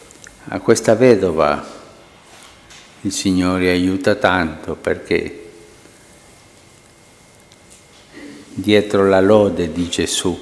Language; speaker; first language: Italian; non-native, fluent; Spanish